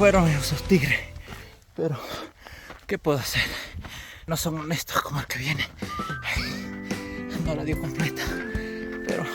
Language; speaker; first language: Spanish; native; Spanish